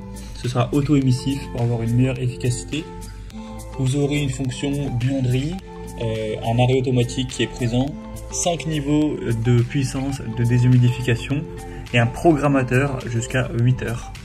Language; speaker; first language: French; native; French